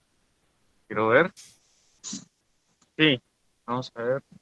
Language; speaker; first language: Spanish; native; Spanish